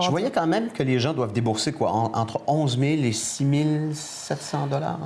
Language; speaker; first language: French; native; French